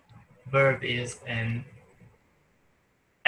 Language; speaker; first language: English; non-native, learner; Chinese